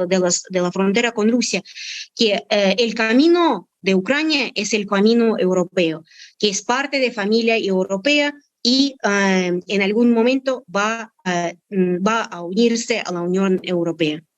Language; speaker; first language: Spanish; non-native, fluent; Russian